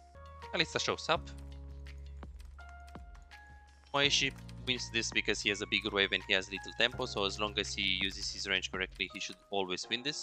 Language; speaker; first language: English; non-native, fluent; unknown